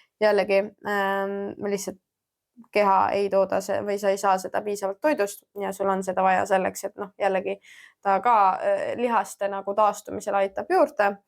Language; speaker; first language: Estonian; early bilingual, heritage; German